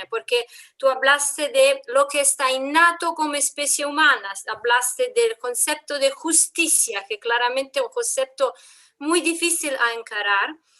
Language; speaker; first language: Spanish; non-native, fluent; Italian